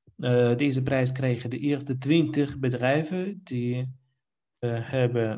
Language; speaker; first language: Dutch; non-native, fluent; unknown